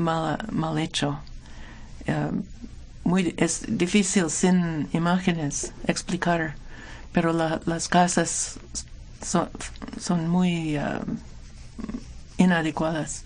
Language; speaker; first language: Spanish; non-native, fluent; English